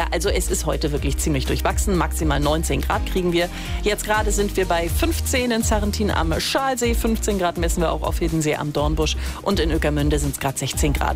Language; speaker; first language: German; native; German